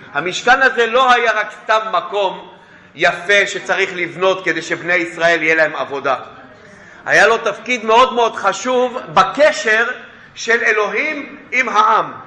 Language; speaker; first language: Hebrew; non-native, fluent; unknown